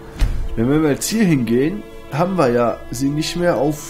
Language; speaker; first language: German; native; German